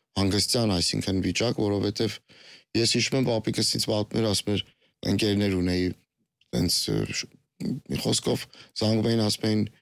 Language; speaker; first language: Armenian; native; Armenian